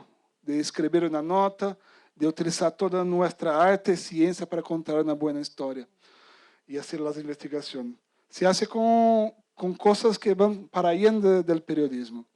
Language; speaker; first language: Spanish; non-native, fluent; Portuguese